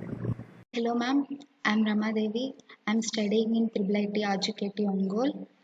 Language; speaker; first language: English; non-native, local second language; Telugu